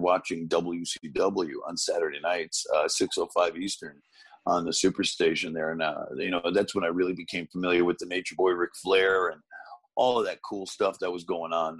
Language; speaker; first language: English; native; English